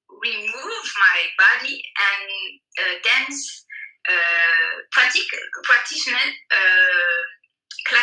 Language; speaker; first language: English; non-native, learner; French